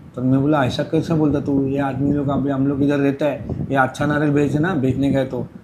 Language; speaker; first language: Hindi; non-native, local second language; Marathi